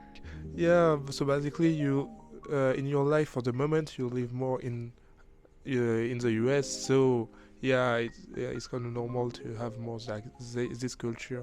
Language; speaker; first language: English; non-native, learner; French